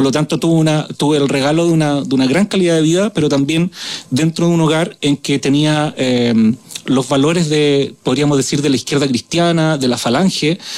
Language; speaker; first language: Spanish; native; Spanish